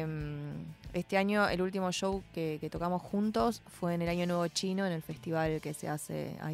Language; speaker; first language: Spanish; early bilingual, other home language; Chinese